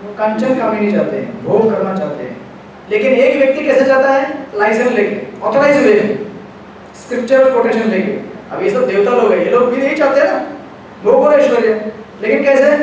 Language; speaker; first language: Hindi; non-native, local second language; Marathi